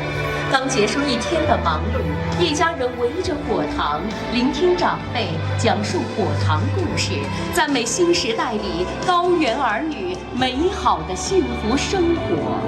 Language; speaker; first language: Chinese; native; Chinese